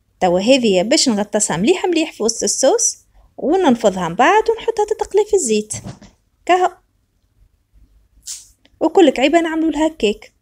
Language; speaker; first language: Arabic; native; Arabic